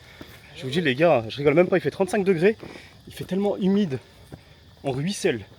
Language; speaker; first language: French; native; French